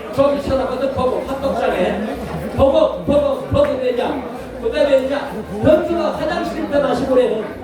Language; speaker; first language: Korean; native; Korean